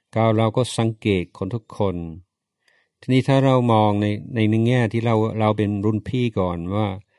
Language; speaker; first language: Thai; non-native, fluent; English